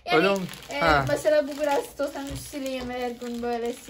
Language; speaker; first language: Turkish; non-native, learner; Indonesian